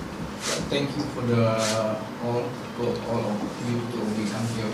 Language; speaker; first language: English; non-native, learner; Indonesian